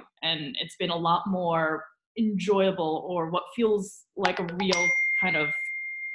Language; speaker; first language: English; early bilingual, other home language; Romanian